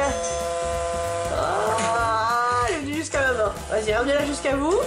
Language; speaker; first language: French; native; French